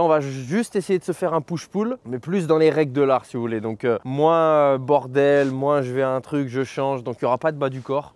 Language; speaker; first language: French; native; French